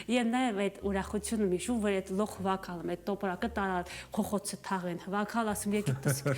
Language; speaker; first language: Armenian; native; Armenian